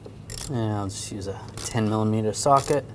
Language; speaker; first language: English; native; English